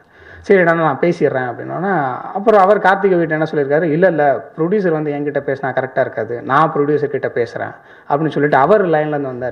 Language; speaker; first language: Tamil; native; Tamil